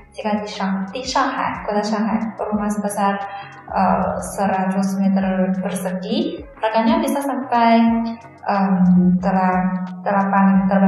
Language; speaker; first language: Indonesian; non-native, fluent; Chinese